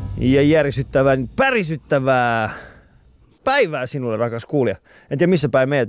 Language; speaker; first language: Finnish; early bilingual, other home language; Persian